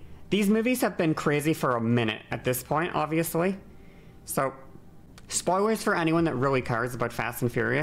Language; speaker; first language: English; native; English